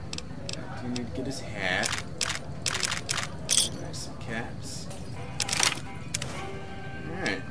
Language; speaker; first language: English; native; English